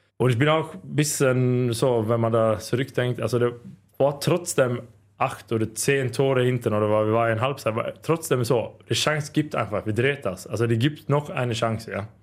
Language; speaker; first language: German; non-native, learner; Swedish